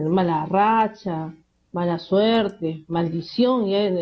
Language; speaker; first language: Spanish; native; Spanish